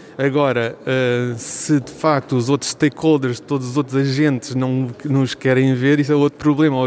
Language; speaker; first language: Portuguese; native; Portuguese